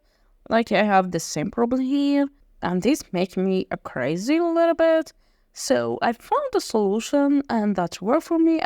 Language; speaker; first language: English; non-native, fluent; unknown